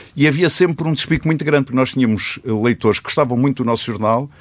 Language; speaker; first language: Portuguese; native; Portuguese